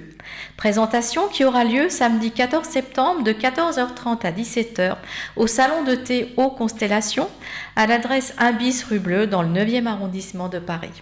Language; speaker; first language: French; native; French